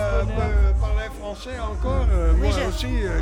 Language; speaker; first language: French; non-native, learner; Dutch